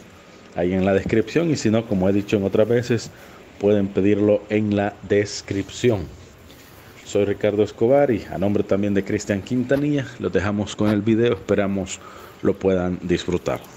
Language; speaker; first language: Spanish; native; Spanish